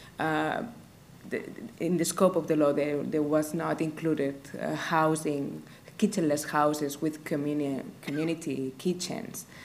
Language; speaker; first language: English; non-native, fluent; Catalan